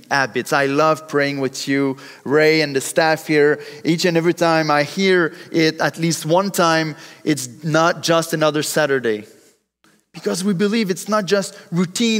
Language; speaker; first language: English; non-native, fluent; French